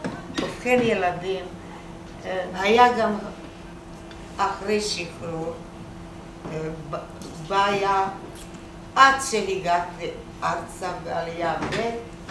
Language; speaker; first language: Hebrew; non-native, fluent; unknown